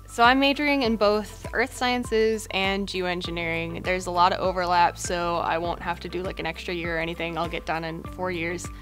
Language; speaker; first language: English; native; English